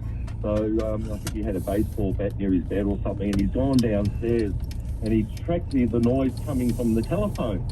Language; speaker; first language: English; native; English